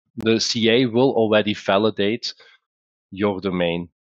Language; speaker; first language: English; non-native, fluent; Dutch